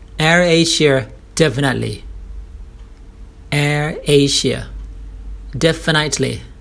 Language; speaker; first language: English; non-native, fluent; Thai